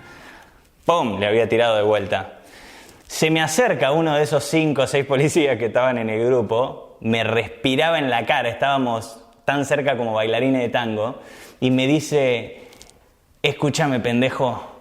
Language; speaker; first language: Spanish; native; Spanish